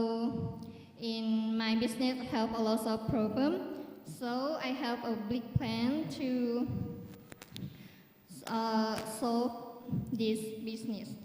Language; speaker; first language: English; non-native, learner; Thai